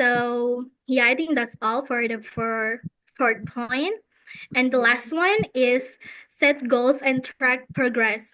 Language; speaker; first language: English; non-native, fluent; Indonesian